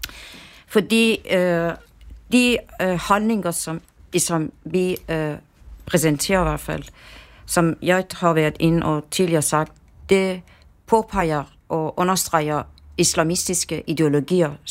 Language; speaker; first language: Danish; non-native, fluent; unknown